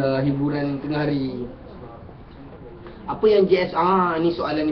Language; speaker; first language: Malay; native; Malay